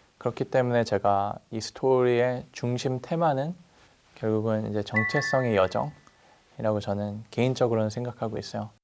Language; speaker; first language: Korean; native; Korean